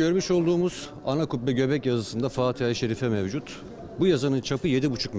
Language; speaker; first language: Turkish; native; Turkish